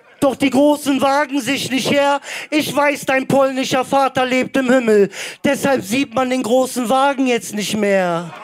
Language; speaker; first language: German; early bilingual, other home language; Greek